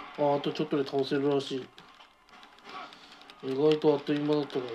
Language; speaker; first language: Japanese; native; Japanese